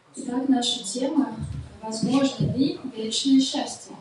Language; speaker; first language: Russian; native; Russian